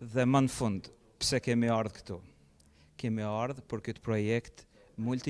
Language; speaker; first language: Albanian; native; Albanian